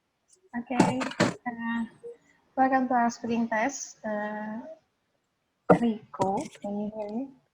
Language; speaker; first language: English; non-native, fluent; Indonesian